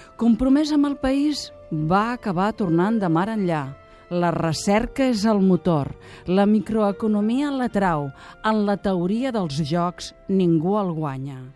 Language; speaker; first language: Catalan; native; Catalan